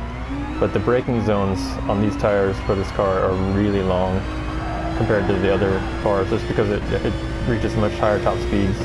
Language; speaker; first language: English; native; English